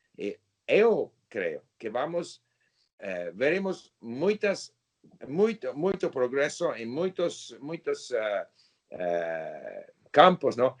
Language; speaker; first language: Portuguese; non-native, learner; English